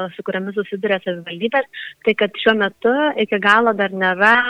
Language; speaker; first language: Lithuanian; native; Lithuanian